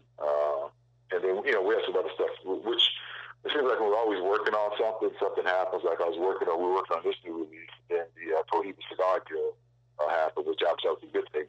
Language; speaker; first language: English; native; English